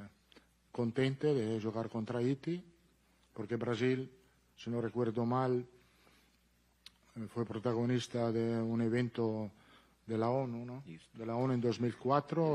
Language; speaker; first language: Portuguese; non-native, learner; Italian